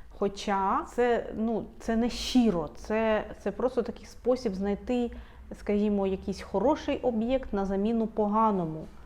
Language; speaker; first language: Ukrainian; non-native, local second language; Russian